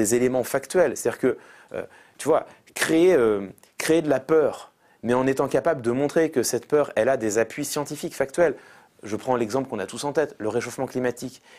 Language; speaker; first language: French; native; French